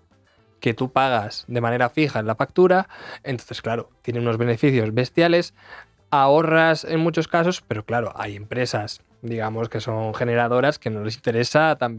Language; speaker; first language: Spanish; native; Spanish